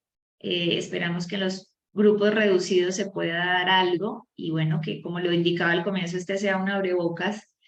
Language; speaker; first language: Spanish; native; Spanish